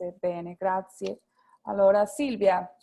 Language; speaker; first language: Italian; non-native, fluent; Spanish